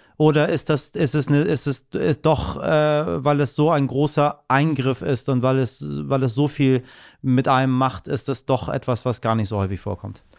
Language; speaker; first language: German; early bilingual, other home language; Persian